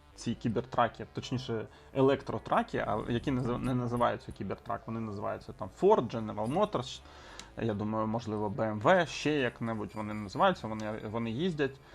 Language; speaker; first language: Ukrainian; non-native, local second language; Russian